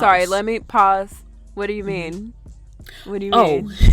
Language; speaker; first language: English; native; English